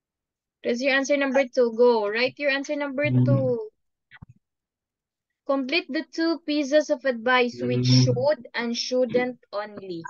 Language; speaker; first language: English; non-native, fluent; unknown